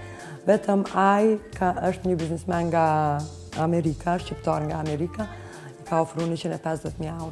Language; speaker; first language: Albanian; native; Albanian